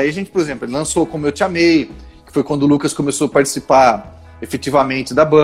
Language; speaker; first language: Portuguese; native; Portuguese